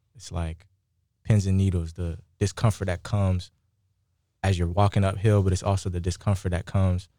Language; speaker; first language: English; native; English